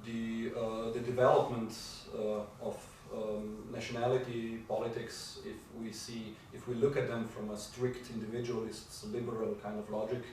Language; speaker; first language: English; non-native, fluent; Slovenian